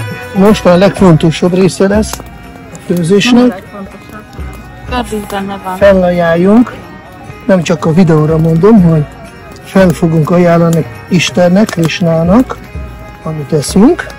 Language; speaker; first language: Hungarian; non-native, fluent; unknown